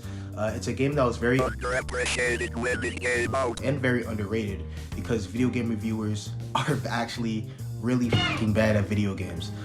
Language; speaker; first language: English; native; English